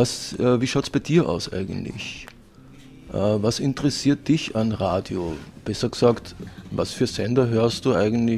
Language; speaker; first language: German; native; German